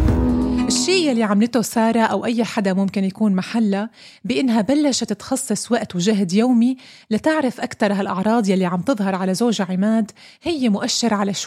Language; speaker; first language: Arabic; native; Arabic